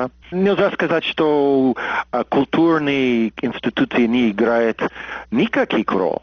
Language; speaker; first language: Russian; non-native, fluent; English